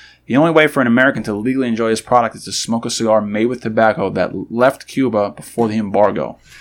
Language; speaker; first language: English; native; English